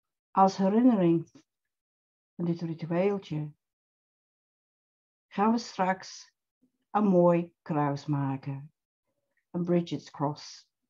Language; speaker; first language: Dutch; non-native, fluent; English